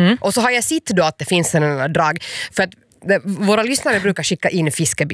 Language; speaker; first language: Swedish; native; Swedish